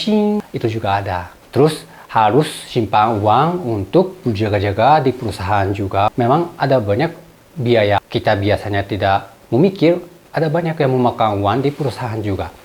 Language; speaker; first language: Indonesian; non-native, fluent; Japanese